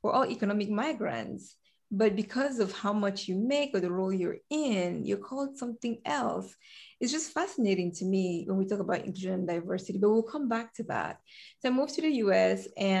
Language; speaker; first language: English; native; English